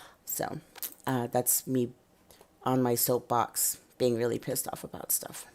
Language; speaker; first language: English; native; English